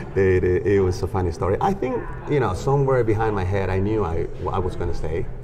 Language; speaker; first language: English; non-native, fluent; Spanish